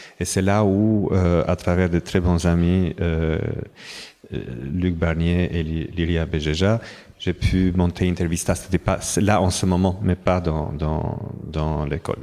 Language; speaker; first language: French; non-native, fluent; Albanian